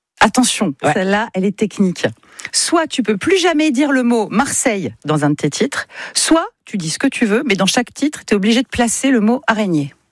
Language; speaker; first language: French; native; French